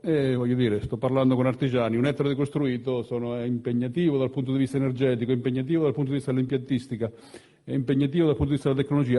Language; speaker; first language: Italian; native; Italian